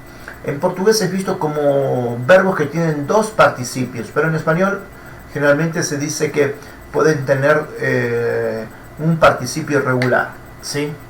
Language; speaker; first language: Spanish; non-native, fluent; Portuguese